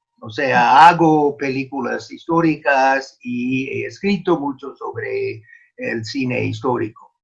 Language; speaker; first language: Spanish; non-native, fluent; English